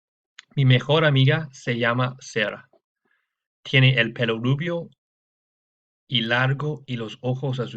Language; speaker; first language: Spanish; non-native, fluent; English